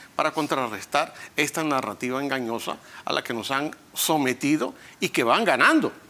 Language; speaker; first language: Spanish; native; Spanish